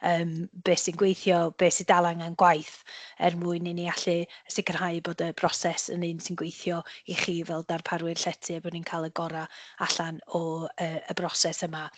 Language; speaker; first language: Welsh; native; Welsh